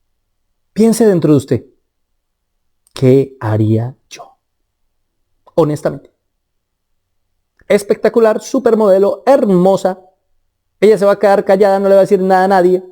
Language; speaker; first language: Spanish; native; Spanish